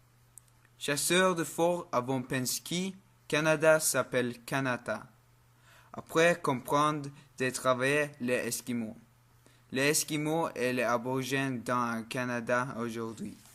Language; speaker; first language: French; non-native, learner; Norwegian